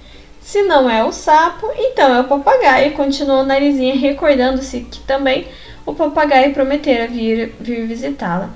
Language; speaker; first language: Portuguese; native; Portuguese